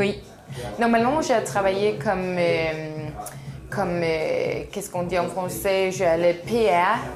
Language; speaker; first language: French; non-native, learner; Danish